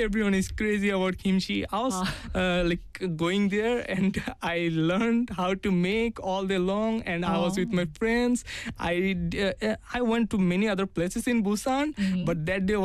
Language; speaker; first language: English; non-native, local second language; Bangla